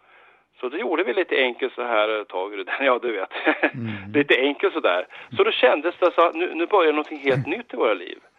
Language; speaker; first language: Swedish; native; Swedish